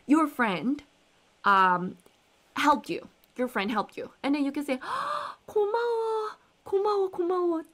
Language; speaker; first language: English; non-native, fluent; Korean